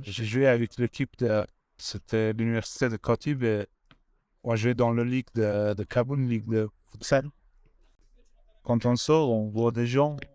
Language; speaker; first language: French; non-native, learner; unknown